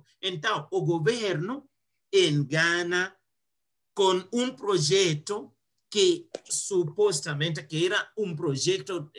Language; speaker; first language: Portuguese; non-native, fluent; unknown